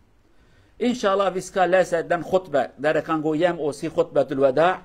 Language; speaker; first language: Norwegian; non-native, fluent; Kurdish